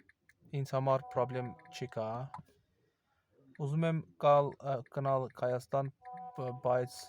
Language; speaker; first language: Armenian; non-native, learner; Azerbaijani